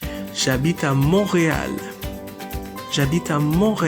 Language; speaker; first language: French; non-native, fluent; English